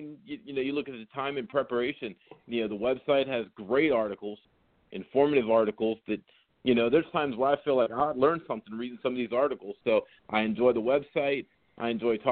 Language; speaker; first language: English; native; English